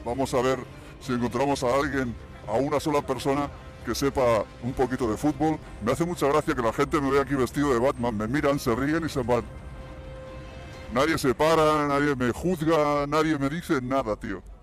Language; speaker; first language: Spanish; native; Spanish